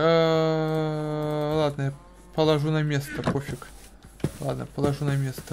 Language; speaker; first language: Russian; native; Russian